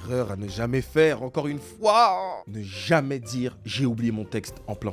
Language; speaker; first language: French; native; French